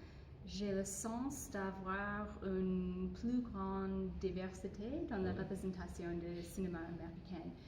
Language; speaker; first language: French; non-native, fluent; English